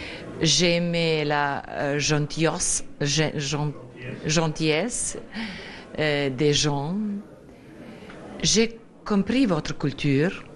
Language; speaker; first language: French; non-native, fluent; Serbian